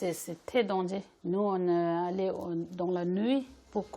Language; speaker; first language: French; non-native, learner; Tibetan